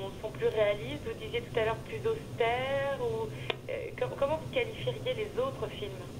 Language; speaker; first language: French; native; French